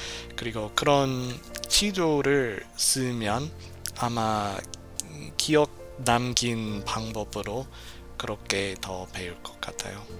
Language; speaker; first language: Korean; non-native, fluent; English